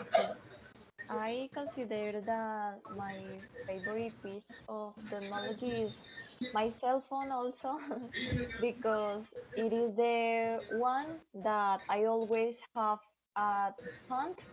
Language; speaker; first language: English; non-native, learner; Spanish